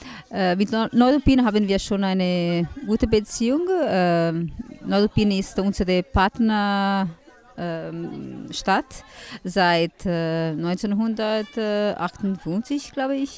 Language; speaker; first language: German; non-native, learner; Italian